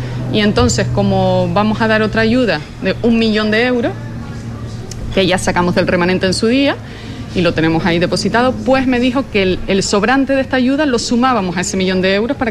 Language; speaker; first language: Spanish; native; Spanish